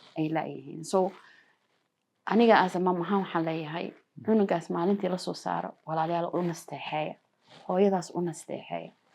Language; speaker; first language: Somali; early bilingual, heritage; Somali